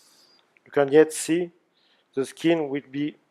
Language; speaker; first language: English; non-native, learner; French